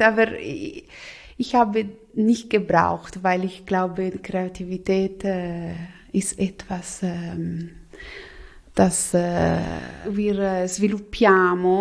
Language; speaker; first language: German; non-native, local second language; Italian